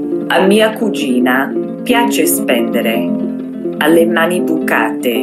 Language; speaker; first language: Italian; non-native, fluent; English